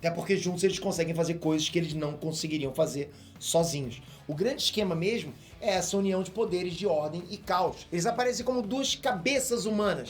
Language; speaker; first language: Portuguese; native; Portuguese